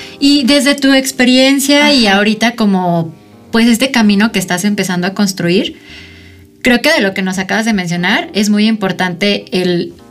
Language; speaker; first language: Spanish; native; Spanish